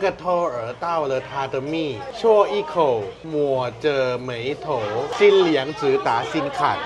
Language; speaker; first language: Chinese; non-native, fluent; Thai